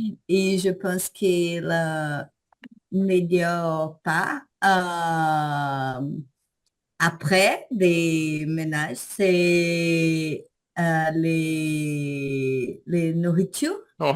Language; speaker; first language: French; non-native, learner; Portuguese